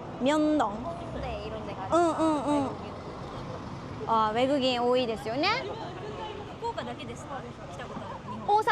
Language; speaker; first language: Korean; non-native, learner; Japanese